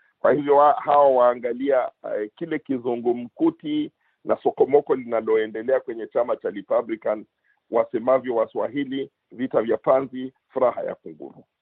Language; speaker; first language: Swahili; non-native, local second language; Luyia